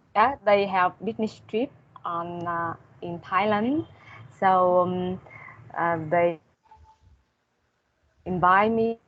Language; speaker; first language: English; non-native, learner; Vietnamese